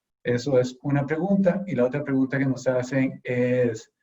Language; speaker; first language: Spanish; native; Spanish